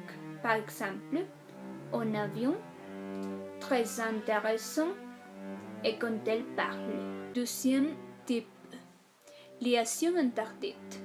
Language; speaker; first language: French; non-native, fluent; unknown